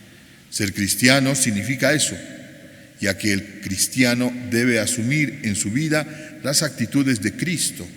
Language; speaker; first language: Spanish; native; Spanish